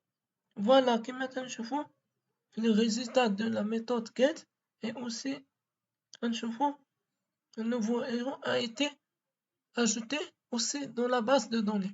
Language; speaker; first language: French; non-native, local second language; Arabic